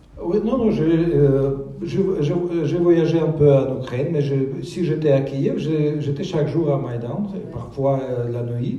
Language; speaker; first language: French; non-native, fluent; Russian